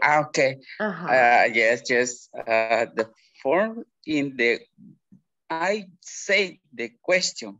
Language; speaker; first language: English; non-native, learner; Spanish